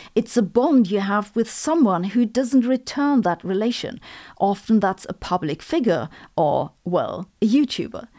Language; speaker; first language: English; non-native, fluent; German